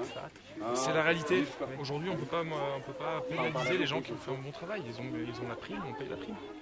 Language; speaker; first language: French; native; French